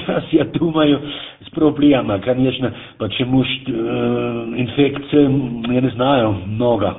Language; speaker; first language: Russian; non-native, learner; German